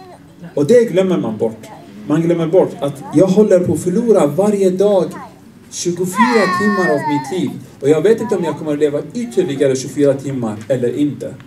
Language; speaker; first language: Swedish; non-native, fluent; Arabic